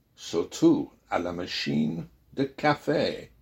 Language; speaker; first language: French; non-native, fluent; English